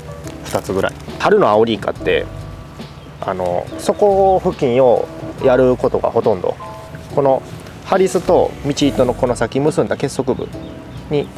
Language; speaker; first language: Japanese; native; Japanese